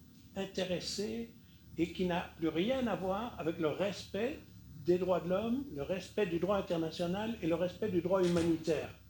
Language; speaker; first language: French; native; French